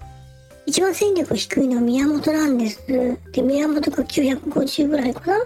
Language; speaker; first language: Japanese; native; Japanese